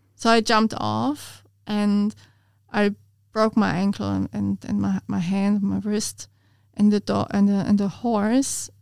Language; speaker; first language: English; non-native, fluent; German